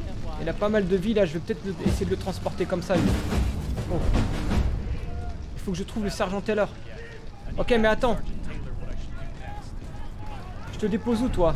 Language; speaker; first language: French; native; French